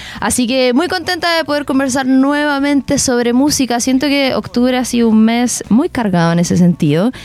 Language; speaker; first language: Spanish; native; Spanish